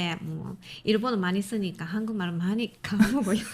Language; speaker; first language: Korean; non-native, fluent; Japanese